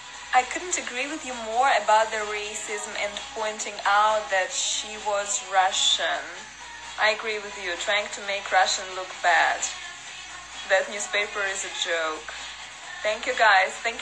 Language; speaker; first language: English; non-native, fluent; Russian